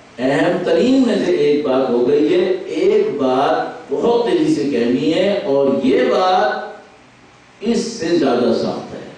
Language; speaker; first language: Urdu; native; Urdu